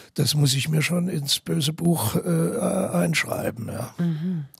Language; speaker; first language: German; native; German